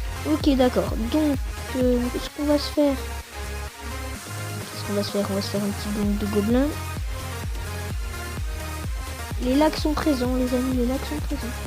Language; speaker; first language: French; native; French